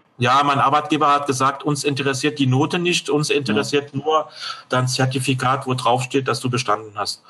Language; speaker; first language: German; non-native, fluent; French